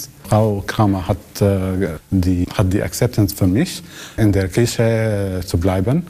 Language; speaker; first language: German; non-native, learner; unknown